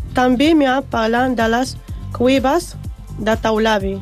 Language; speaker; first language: Catalan; non-native, learner; Spanish